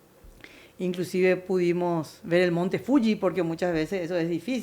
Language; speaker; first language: Spanish; native; Spanish